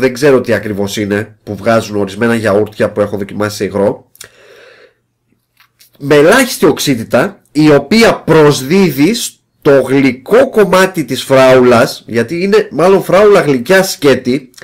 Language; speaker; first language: Greek; native; Greek